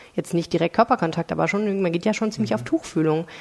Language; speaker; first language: German; native; German